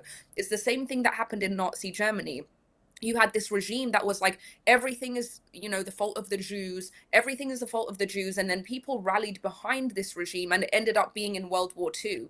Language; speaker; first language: English; early bilingual, other home language; Persian